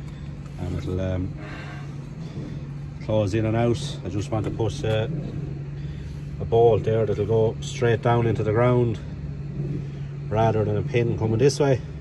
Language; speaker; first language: English; native; English